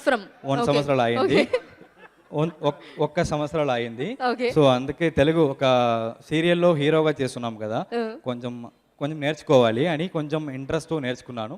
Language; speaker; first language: Telugu; non-native, learner; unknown